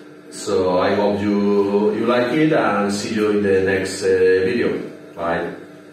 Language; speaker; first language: English; non-native, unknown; Spanish